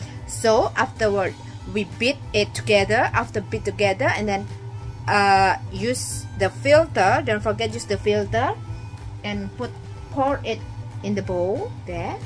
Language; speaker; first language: English; non-native, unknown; Indonesian